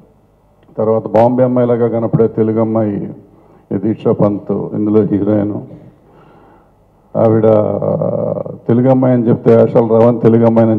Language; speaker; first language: Telugu; native; Telugu